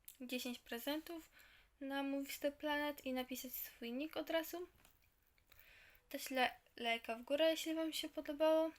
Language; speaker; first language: Polish; native; Polish